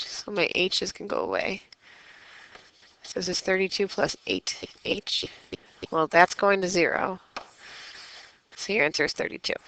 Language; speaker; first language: English; native; English